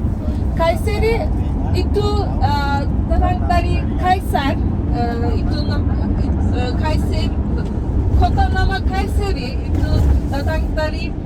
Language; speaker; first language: Indonesian; non-native, learner; Turkish